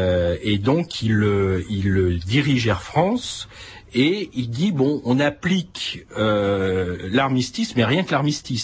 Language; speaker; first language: French; native; French